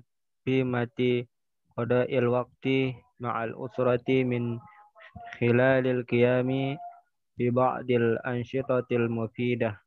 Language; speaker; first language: Arabic; non-native, learner; Indonesian